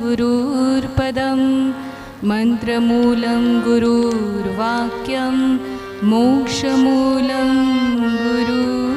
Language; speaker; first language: Hindi; non-native, local second language; Bangla